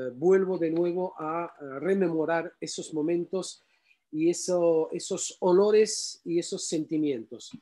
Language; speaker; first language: Spanish; non-native, fluent; Arabic